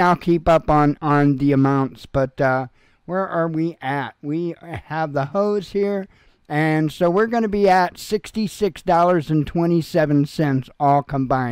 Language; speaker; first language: English; native; English